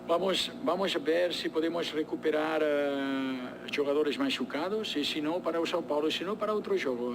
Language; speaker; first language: Portuguese; non-native, fluent; Spanish